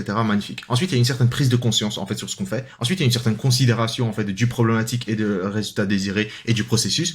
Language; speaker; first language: French; native; French